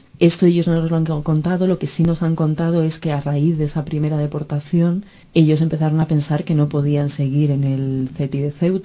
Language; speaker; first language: Spanish; native; Spanish